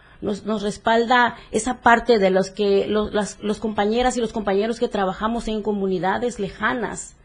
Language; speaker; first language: Spanish; native; Spanish